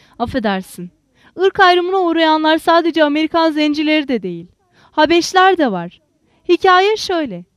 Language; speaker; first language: Turkish; native; Turkish